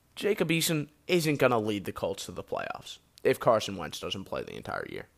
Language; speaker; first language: English; native; English